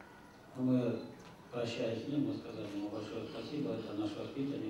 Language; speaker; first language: Russian; native; Russian